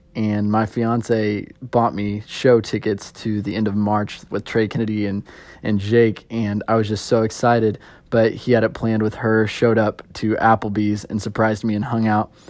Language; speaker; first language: English; native; English